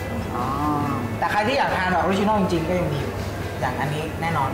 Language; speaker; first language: Thai; native; Thai